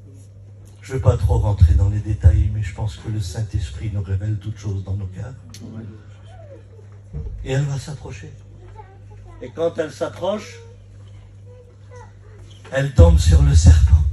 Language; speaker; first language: French; native; French